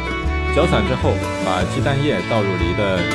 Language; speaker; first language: Chinese; native; Chinese